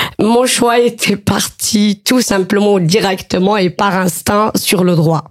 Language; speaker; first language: French; non-native, local second language; Arabic